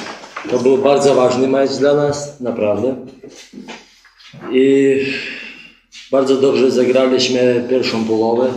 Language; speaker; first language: Polish; non-native, fluent; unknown